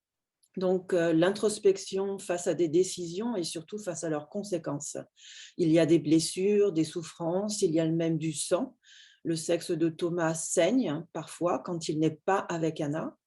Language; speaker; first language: French; native; French